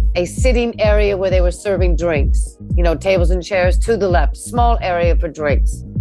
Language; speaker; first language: English; native; English